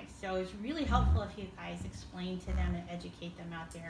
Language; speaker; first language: English; native; English